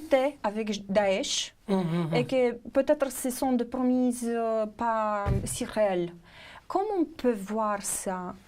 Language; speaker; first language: French; non-native, fluent; Romanian